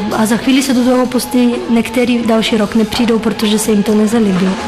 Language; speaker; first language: Czech; non-native, fluent; Bulgarian